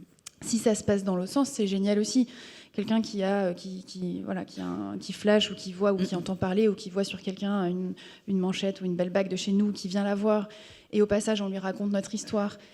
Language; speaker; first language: French; native; French